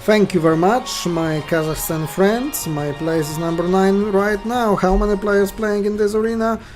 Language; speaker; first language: English; non-native, fluent; Polish